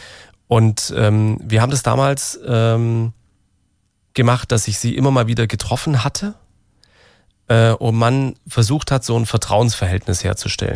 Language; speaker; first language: German; native; German